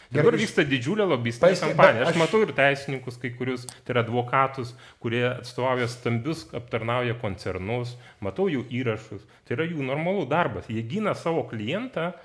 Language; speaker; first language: Lithuanian; non-native, fluent; Georgian